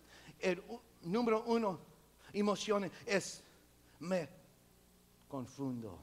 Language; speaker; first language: Spanish; non-native, local second language; English